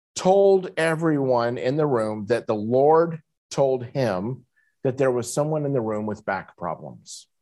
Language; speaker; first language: English; native; English